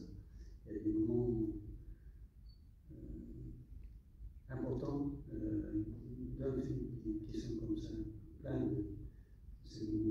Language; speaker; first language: French; non-native, fluent; English